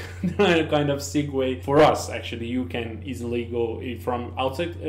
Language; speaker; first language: English; non-native, learner; Persian